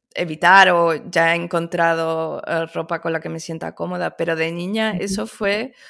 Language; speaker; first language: Spanish; early bilingual, other home language; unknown